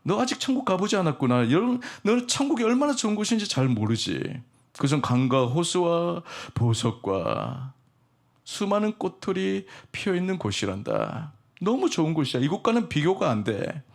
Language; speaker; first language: Korean; native; Korean